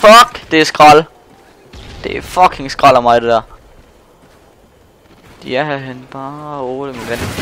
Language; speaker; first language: Danish; native; Danish